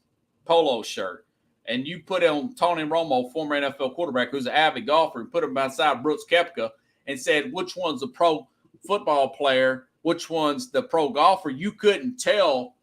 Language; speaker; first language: English; native; English